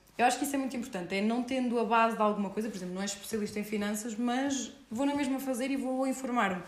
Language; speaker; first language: Portuguese; early bilingual, heritage; Portuguese